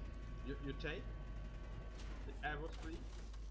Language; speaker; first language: English; non-native, learner; Russian